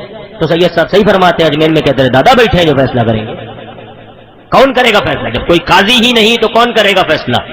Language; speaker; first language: Urdu; native; Urdu